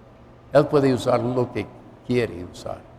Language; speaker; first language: Spanish; non-native, fluent; English